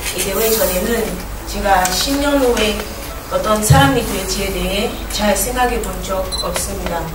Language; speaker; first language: Korean; non-native, learner; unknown